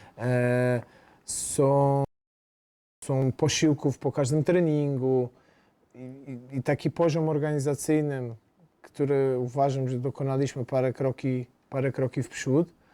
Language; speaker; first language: Polish; non-native, fluent; Portuguese